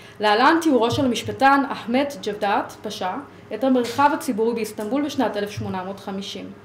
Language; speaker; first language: Hebrew; native; Hebrew